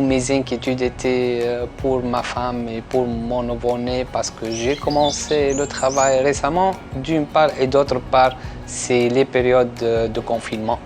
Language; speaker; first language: French; non-native, local second language; Arabic